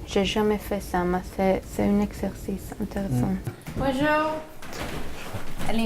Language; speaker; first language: French; non-native, learner; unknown